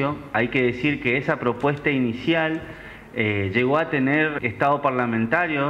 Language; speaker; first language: Spanish; native; Spanish